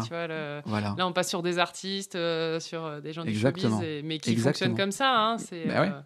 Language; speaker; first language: French; native; French